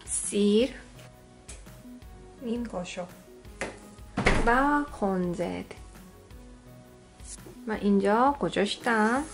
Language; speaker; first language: Persian; non-native, learner; Korean